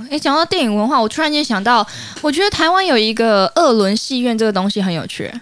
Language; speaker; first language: Chinese; native; Chinese